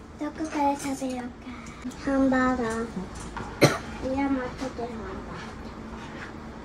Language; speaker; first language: Japanese; early bilingual, heritage; Japanese